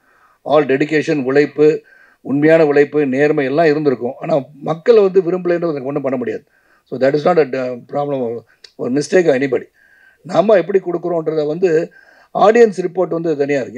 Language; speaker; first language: Tamil; native; Tamil